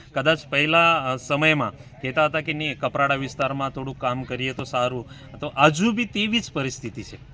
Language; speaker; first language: Gujarati; non-native, local second language; Marathi